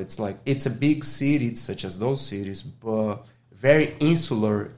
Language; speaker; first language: English; non-native, fluent; Portuguese